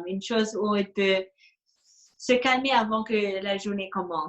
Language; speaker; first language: French; non-native, fluent; English